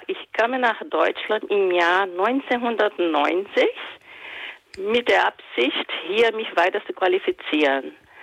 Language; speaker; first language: German; non-native, fluent; Portuguese